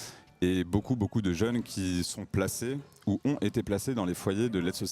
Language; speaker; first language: French; native; French